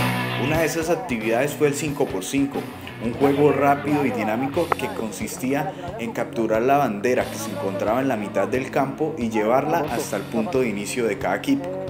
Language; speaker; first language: Spanish; native; Spanish